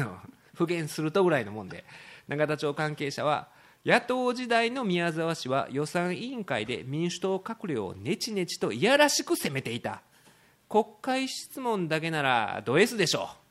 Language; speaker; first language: Japanese; native; Japanese